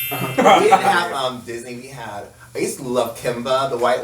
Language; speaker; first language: English; native; English